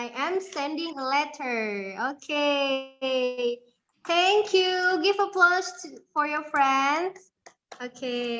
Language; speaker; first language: English; non-native, fluent; Indonesian